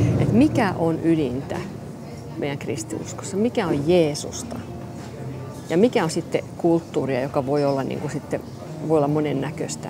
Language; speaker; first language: Finnish; non-native, local second language; Swedish